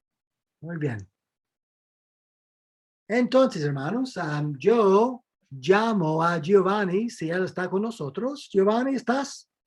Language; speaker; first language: Spanish; non-native, fluent; English